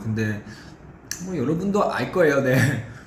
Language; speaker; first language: Korean; non-native, fluent; Chinese